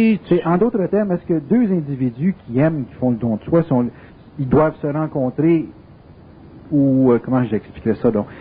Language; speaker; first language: French; native; French